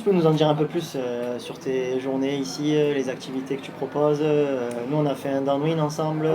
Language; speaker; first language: French; native; French